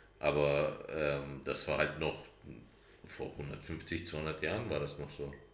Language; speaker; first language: German; early bilingual, other home language; Turkish